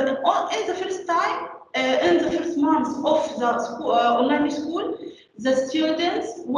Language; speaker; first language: English; non-native, learner; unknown